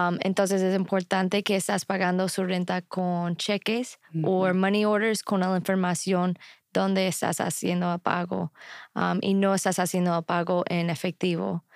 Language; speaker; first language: Spanish; non-native, fluent; English